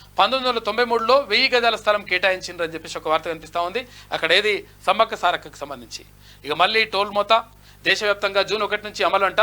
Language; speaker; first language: Telugu; native; Telugu